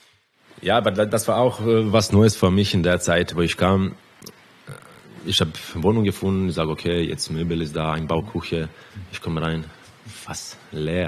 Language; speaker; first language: German; non-native, fluent; Croatian